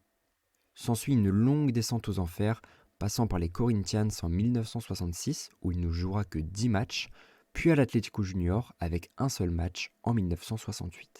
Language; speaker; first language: French; native; French